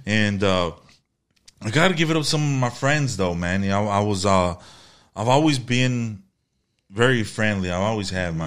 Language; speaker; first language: English; early bilingual, other home language; Spanish